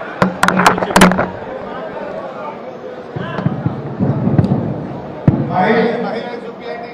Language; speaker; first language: Telugu; native; Telugu